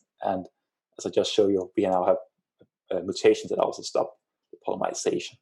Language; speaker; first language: English; non-native, fluent; Danish